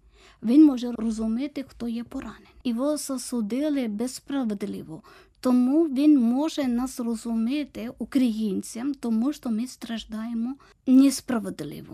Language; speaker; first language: Ukrainian; non-native, learner; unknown